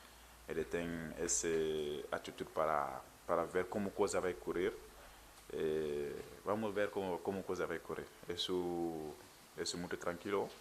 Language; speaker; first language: Portuguese; non-native, learner; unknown